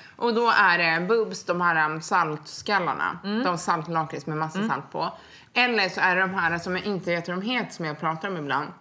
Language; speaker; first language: Swedish; native; Swedish